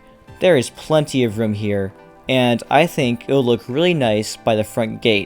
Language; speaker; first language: English; native; English